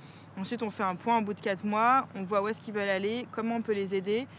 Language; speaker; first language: French; native; French